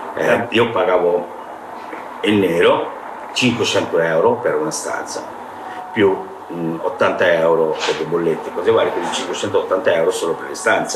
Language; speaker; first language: Italian; non-native, fluent; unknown